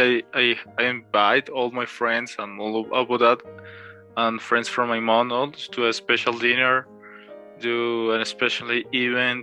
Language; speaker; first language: English; non-native, learner; Spanish